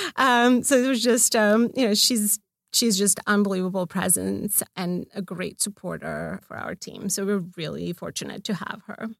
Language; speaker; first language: English; non-native, fluent; Serbian